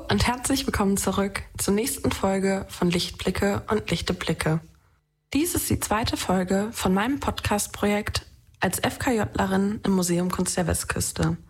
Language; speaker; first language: German; native; German